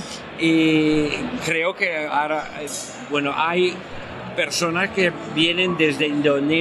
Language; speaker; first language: Spanish; non-native, fluent; Italian